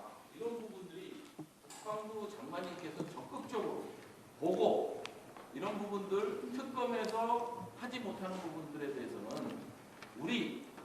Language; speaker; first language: Korean; native; Korean